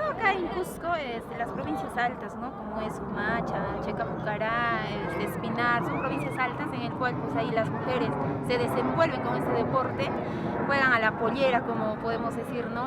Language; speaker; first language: Spanish; native; Spanish